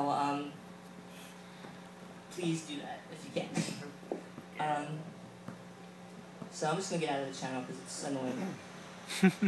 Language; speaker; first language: English; native; English